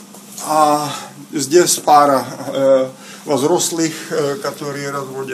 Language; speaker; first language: Russian; non-native, fluent; Czech